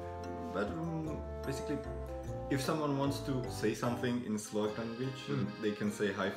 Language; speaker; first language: English; non-native, fluent; Slovak